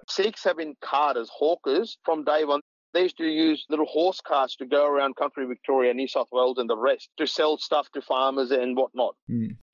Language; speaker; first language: English; non-native, local second language; Punjabi